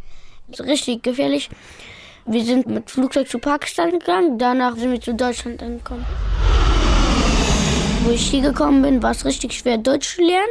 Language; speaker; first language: German; early bilingual, other home language; Pashto